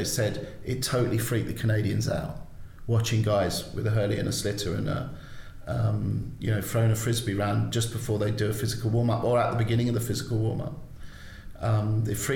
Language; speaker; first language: English; native; English